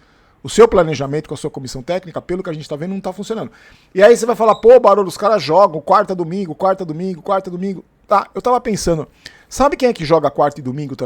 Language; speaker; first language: Portuguese; native; Portuguese